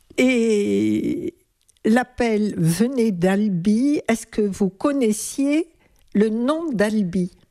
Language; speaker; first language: French; native; French